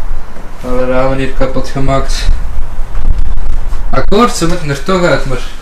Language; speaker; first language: Dutch; native; Dutch